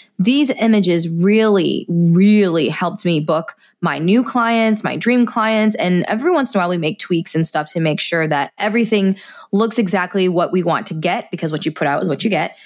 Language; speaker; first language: English; native; English